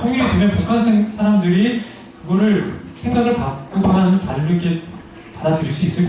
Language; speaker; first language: Korean; native; Korean